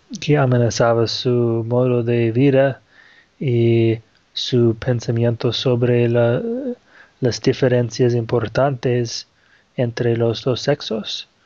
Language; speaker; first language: Spanish; non-native, fluent; Portuguese